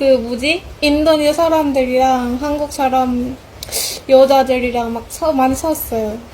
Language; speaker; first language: Korean; non-native, learner; Indonesian